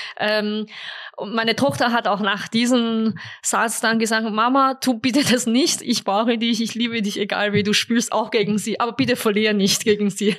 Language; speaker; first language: German; non-native, fluent; Chinese